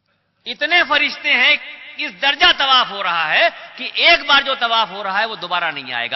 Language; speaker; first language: Urdu; native; Urdu